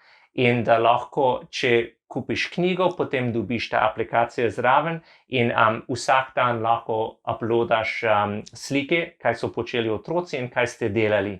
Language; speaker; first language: Slovenian; non-native, learner; English